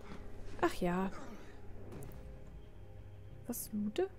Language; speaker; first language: German; native; German